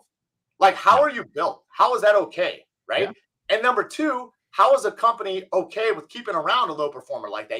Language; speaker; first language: English; native; English